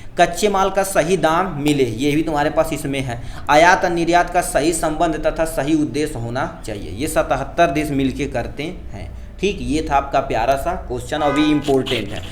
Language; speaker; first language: Hindi; native; Hindi